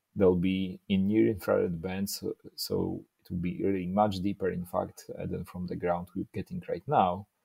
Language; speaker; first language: English; non-native, fluent; Polish